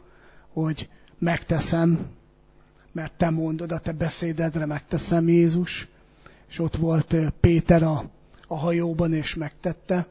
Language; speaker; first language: Hungarian; native; Hungarian